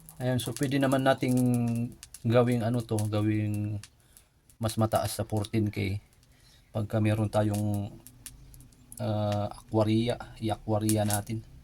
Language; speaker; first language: Filipino; native; Filipino